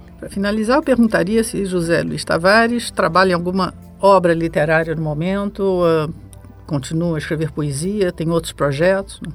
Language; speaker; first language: Portuguese; native; Portuguese